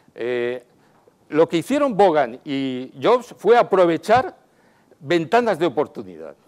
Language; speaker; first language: Spanish; native; Spanish